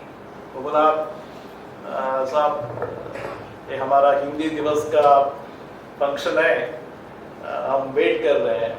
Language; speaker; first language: Hindi; non-native, local second language; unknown